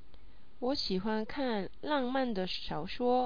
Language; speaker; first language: Chinese; non-native, learner; English